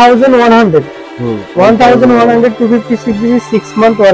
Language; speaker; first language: Hindi; non-native, learner; Bangla